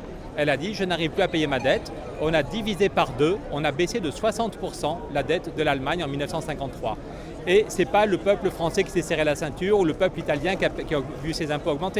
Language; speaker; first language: French; native; French